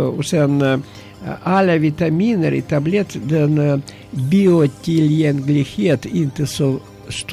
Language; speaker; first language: Swedish; non-native, learner; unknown